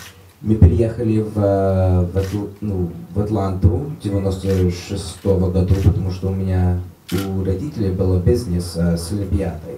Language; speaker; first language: Russian; non-native, learner; English